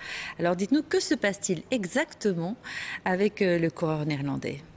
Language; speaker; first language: French; native; French